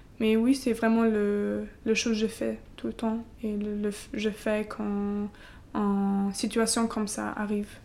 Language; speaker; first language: French; non-native, learner; German